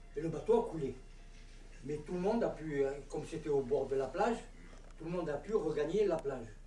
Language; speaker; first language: French; native; French